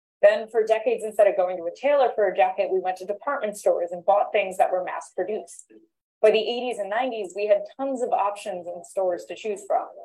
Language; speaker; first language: English; native; English